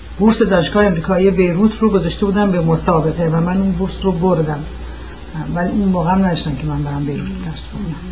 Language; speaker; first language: Persian; early bilingual, heritage; Persian